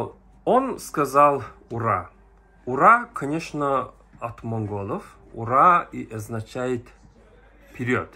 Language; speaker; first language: Russian; non-native, learner; Mongolian